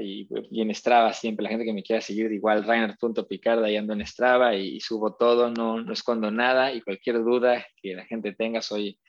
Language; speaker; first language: Spanish; native; Spanish